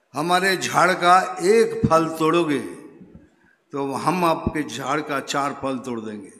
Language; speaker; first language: Hindi; non-native, local second language; Bangla